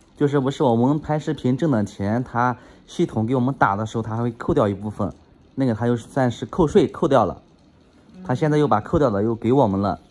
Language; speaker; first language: Chinese; native; Chinese